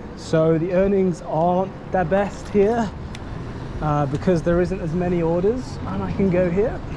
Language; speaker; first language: English; native; English